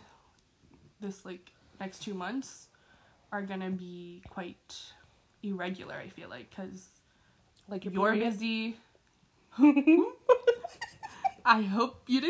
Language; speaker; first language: English; early bilingual, other home language; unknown